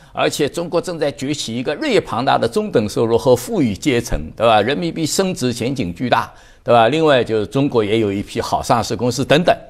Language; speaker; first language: Chinese; native; Chinese